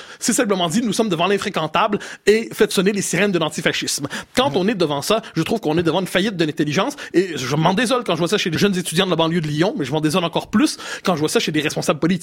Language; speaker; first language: French; native; French